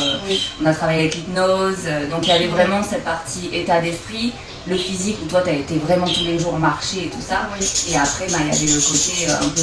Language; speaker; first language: French; native; French